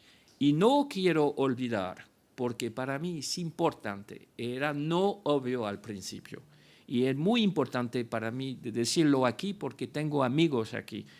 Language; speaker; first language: Spanish; non-native, fluent; French